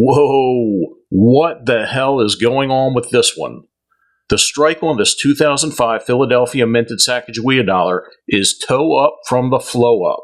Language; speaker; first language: English; native; English